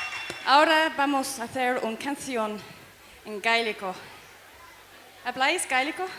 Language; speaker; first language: Spanish; non-native, learner; English